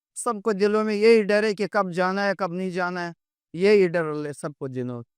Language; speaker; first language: Urdu; non-native, fluent; Pashto